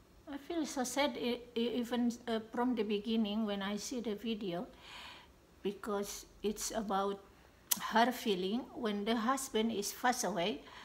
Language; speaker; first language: English; non-native, learner; Indonesian